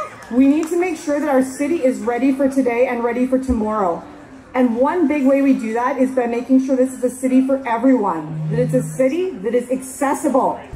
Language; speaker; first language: English; native; English